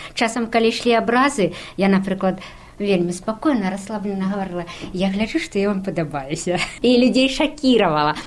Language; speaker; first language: Belarusian; native; Belarusian